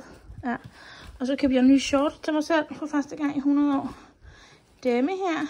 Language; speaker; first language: Danish; native; Danish